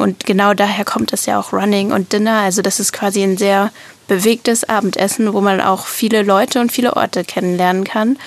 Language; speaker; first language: German; native; German